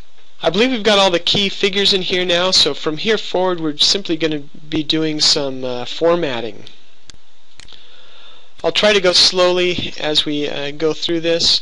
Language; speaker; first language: English; native; English